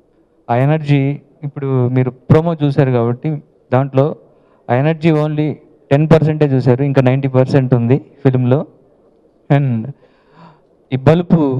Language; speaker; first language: Telugu; native; Telugu